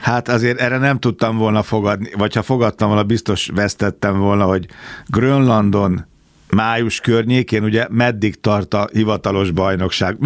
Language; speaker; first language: Hungarian; native; Hungarian